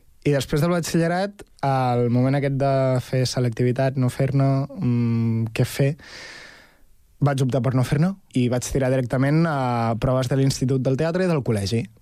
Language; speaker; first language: Catalan; native; Catalan